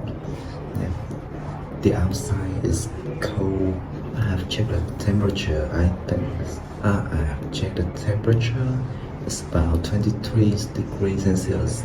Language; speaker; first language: English; non-native, learner; Vietnamese